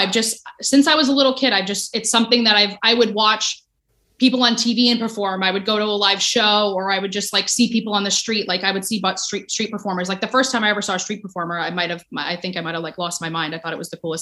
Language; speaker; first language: English; native; English